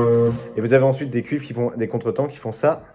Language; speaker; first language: French; native; French